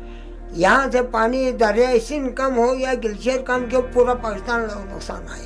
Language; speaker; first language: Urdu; non-native, local second language; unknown